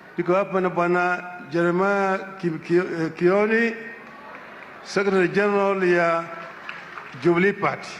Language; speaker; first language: Swahili; non-native, local second language; Luo (Kenya and Tanzania)